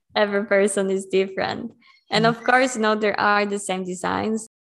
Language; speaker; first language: English; non-native, fluent; Polish